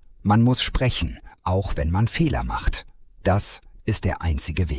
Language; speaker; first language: German; non-native, fluent; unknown